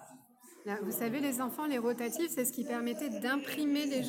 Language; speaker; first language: French; native; French